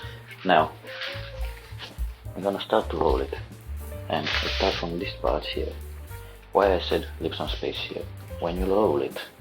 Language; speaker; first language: English; non-native, fluent; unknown